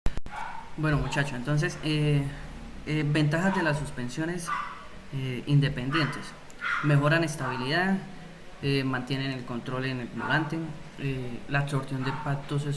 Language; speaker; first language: Spanish; native; Spanish